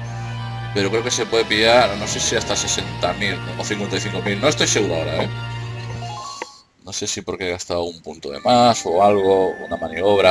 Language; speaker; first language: Spanish; native; Spanish